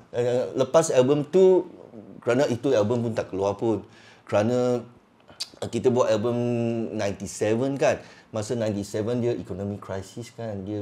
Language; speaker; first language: Malay; non-native, local second language; Cantonese